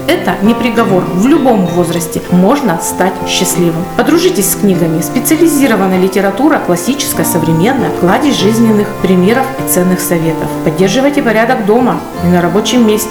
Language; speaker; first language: Russian; native; Russian